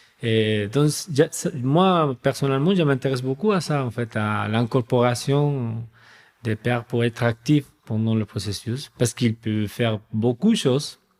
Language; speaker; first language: French; non-native, fluent; Spanish